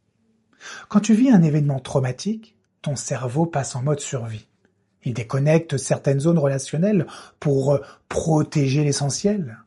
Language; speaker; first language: French; native; French